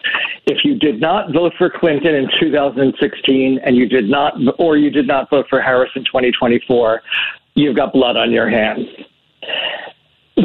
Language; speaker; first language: English; native; English